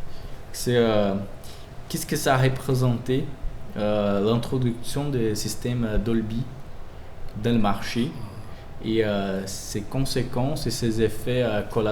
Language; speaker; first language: French; non-native, fluent; Portuguese